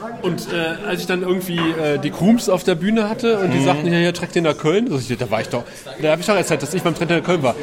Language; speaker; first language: German; native; German